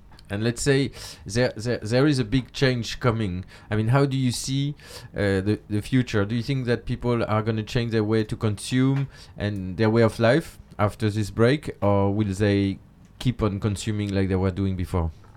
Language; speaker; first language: English; non-native, fluent; French